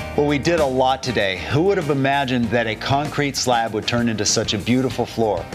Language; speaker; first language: English; native; English